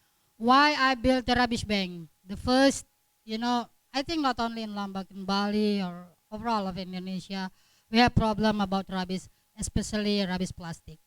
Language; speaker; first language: English; non-native, learner; Indonesian